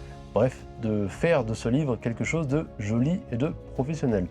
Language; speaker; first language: French; native; French